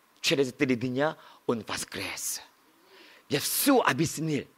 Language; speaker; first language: Russian; non-native, learner; Korean